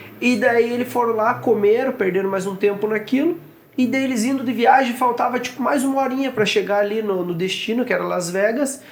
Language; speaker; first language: Portuguese; native; Portuguese